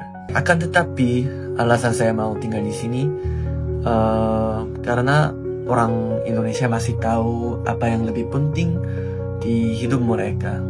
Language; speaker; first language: Indonesian; non-native, learner; Korean